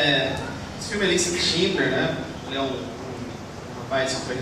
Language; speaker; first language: Portuguese; native; Portuguese